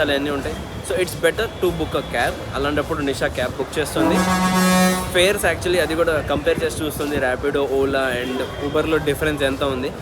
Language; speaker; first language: Telugu; native; Telugu